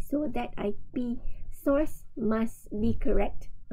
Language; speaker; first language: English; non-native, local second language; Malay